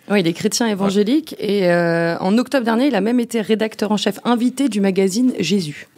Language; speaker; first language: French; native; French